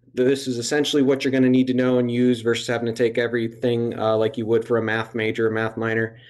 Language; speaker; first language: English; native; English